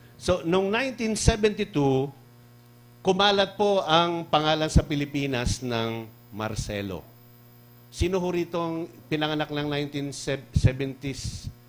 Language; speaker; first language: Filipino; non-native, local second language; Cebuano